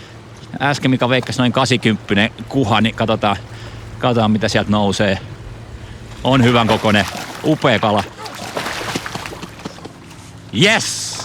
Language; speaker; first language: Finnish; native; Finnish